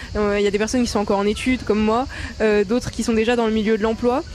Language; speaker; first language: French; native; French